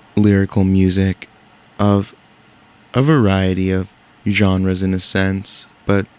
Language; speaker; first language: English; native; English